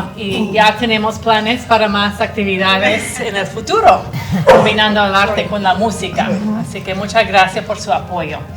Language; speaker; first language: Spanish; non-native, fluent; English